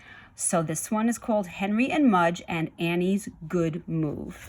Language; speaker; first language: English; native; English